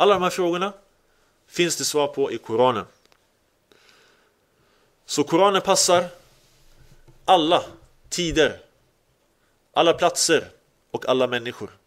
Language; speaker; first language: Swedish; early bilingual, other home language; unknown